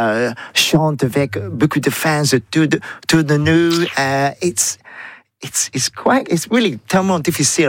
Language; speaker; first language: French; non-native, learner; English